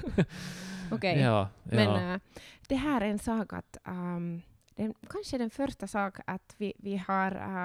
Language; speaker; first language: Swedish; non-native, local second language; Finnish